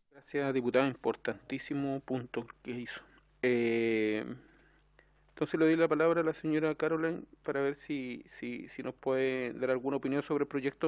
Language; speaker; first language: Spanish; native; Spanish